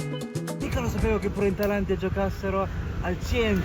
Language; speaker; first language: Italian; early bilingual, other home language; Chinese